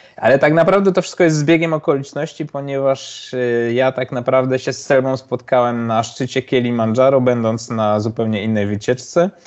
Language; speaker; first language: Polish; native; Polish